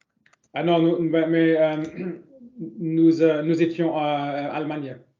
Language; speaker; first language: French; non-native, learner; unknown